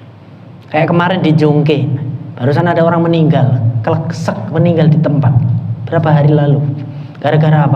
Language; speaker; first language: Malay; non-native, local second language; Javanese